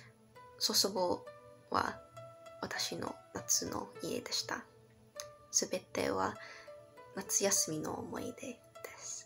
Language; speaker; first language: Japanese; non-native, learner; English